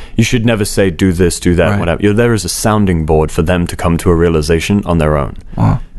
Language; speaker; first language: English; native; English